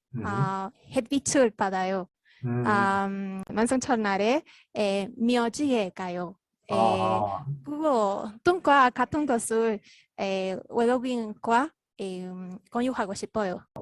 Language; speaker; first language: Korean; non-native, learner; Spanish